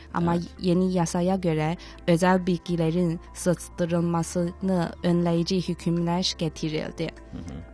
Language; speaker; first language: Turkish; non-native, fluent; Chinese